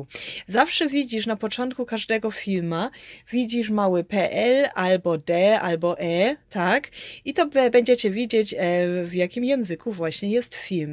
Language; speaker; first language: Polish; early bilingual, heritage; Polish